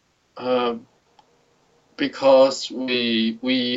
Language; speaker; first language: English; non-native, learner; Chinese